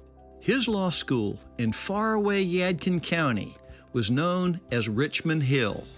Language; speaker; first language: English; native; English